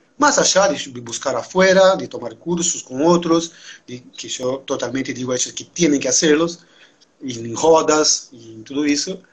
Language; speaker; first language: Spanish; non-native, fluent; Portuguese